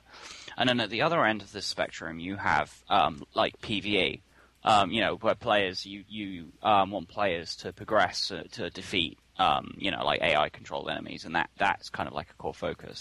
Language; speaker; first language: English; native; English